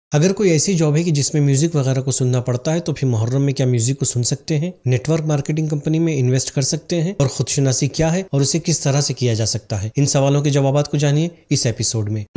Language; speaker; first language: Urdu; native; Urdu